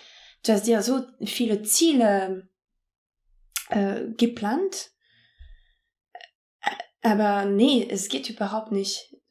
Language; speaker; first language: German; non-native, fluent; French